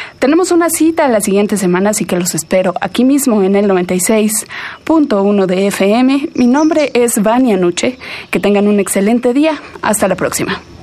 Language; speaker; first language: Spanish; native; Spanish